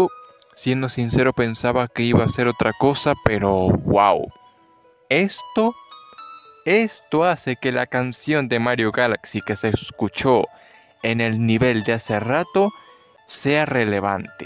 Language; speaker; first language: Spanish; native; Spanish